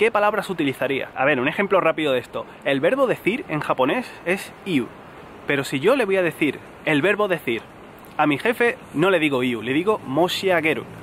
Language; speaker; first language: Spanish; native; Spanish